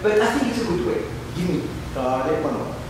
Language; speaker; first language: English; non-native, learner; French